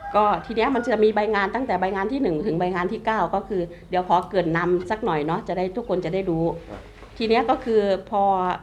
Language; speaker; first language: Thai; native; Thai